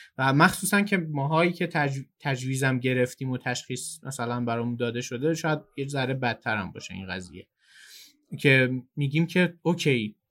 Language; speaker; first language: Persian; native; Persian